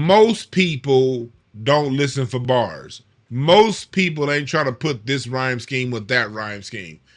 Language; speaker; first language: English; native; English